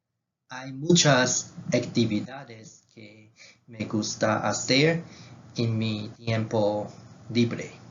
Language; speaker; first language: Spanish; non-native, learner; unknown